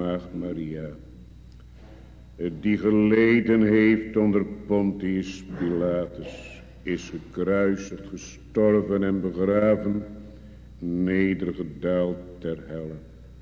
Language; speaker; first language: Dutch; native; Dutch